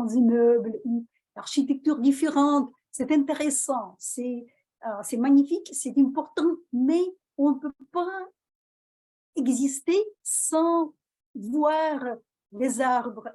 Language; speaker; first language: French; non-native, fluent; Russian